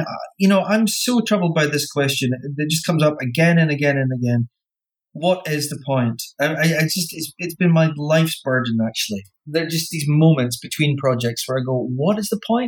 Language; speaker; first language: English; native; English